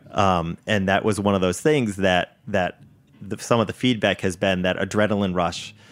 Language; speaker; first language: English; native; English